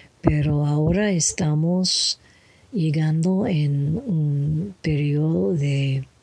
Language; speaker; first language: Spanish; non-native, learner; English